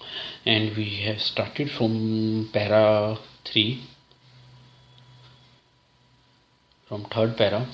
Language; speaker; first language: English; non-native, local second language; Hindi